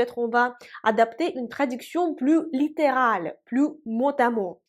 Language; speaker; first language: French; non-native, fluent; Russian